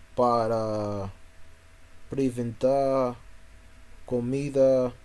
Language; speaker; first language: Spanish; non-native, learner; English